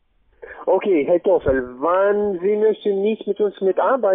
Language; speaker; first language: German; non-native, learner; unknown